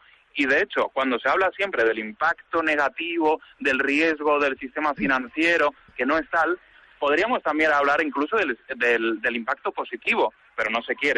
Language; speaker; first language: Spanish; native; Spanish